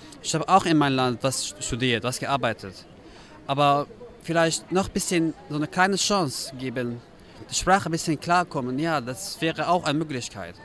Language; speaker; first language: German; non-native, learner; Arabic